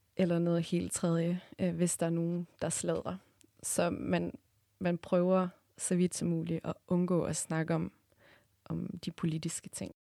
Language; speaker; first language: Danish; early bilingual, other home language; Turkmen